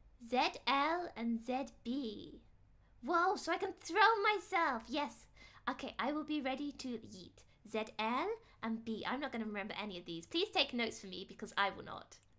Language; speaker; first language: English; native; English